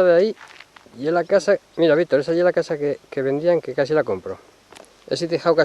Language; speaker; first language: Spanish; native; Spanish